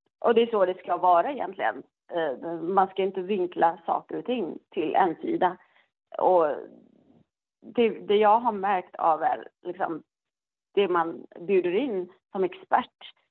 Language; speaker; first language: Swedish; non-native, learner; Tigrinya